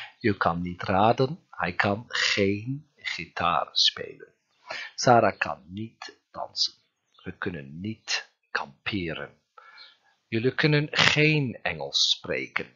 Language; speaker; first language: Dutch; non-native, fluent; Turkish